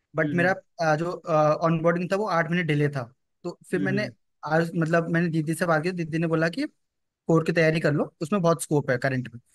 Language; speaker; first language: Hindi; native; Hindi